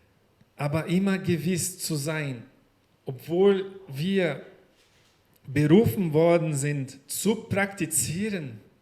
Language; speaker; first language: German; non-native, learner; Portuguese